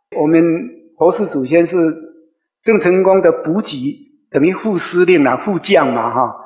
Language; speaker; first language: Chinese; non-native, local second language; Min Nan Chinese